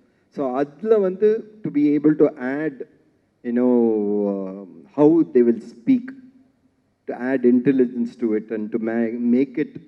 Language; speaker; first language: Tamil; native; Tamil